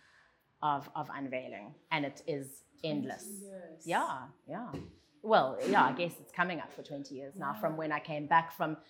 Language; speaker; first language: English; native; English